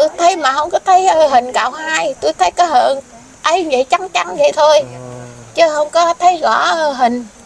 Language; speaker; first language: Vietnamese; non-native, local second language; Khmer